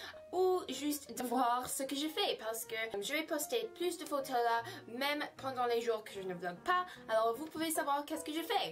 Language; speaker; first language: French; non-native, learner; English